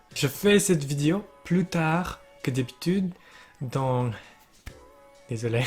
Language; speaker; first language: French; non-native, learner; English